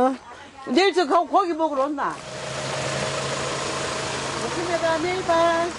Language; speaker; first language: Korean; native; Korean